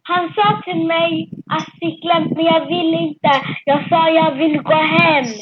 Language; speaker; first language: Swedish; early bilingual, other home language; French